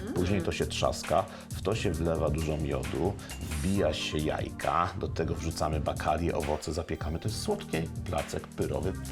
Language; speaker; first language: Polish; native; Polish